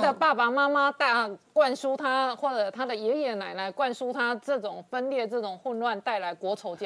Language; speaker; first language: Chinese; native; Chinese